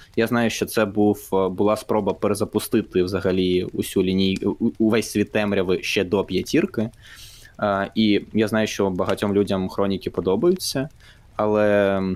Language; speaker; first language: Ukrainian; non-native, local second language; Russian